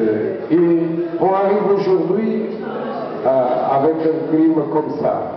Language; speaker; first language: French; non-native, learner; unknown